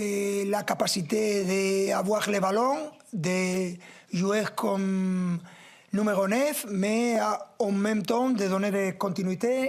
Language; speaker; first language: French; non-native, fluent; Spanish